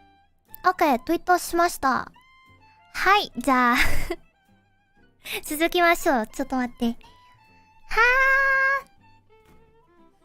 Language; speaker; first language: Japanese; non-native, learner; Indonesian